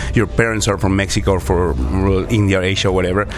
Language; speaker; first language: English; non-native, learner; Spanish